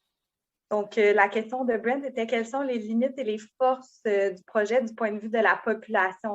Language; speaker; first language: French; native; French